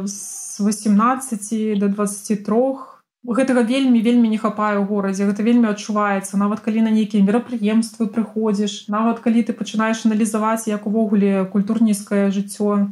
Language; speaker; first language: Belarusian; non-native, local second language; Russian